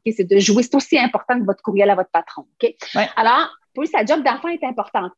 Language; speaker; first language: French; native; French